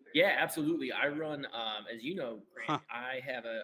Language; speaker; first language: English; native; English